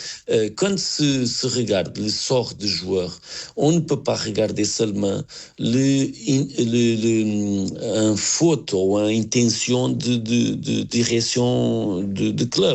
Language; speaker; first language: French; non-native, learner; Portuguese